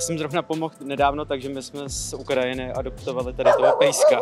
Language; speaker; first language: Czech; native; Czech